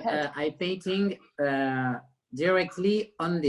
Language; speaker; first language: English; non-native, learner; French